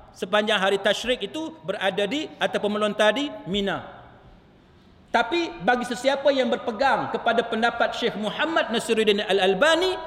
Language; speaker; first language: Malay; native; Malay